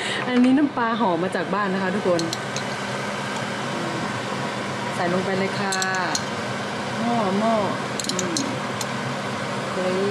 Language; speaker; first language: Thai; non-native, local second language; Northeastern Thai